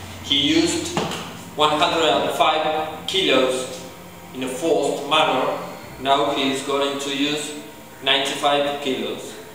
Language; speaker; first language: English; non-native, fluent; Spanish